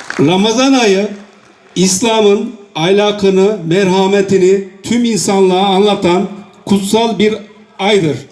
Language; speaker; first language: Turkish; native; Turkish